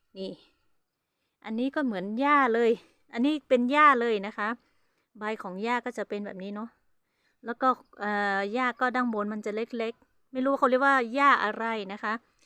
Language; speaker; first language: Thai; non-native, local second language; Hmong